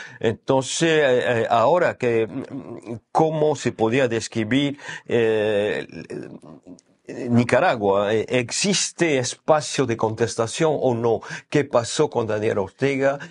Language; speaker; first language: Spanish; non-native, learner; French